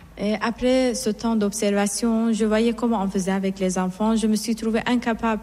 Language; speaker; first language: French; non-native, fluent; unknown